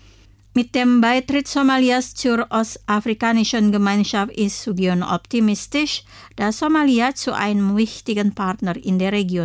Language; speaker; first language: German; non-native, fluent; Indonesian